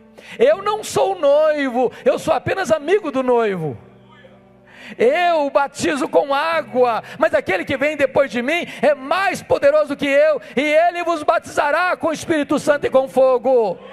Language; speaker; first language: Portuguese; native; Portuguese